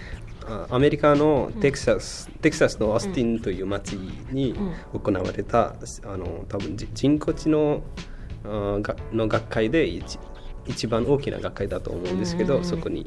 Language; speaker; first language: Japanese; non-native, fluent; Newari